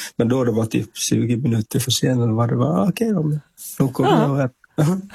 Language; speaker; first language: Swedish; non-native, fluent; Vietnamese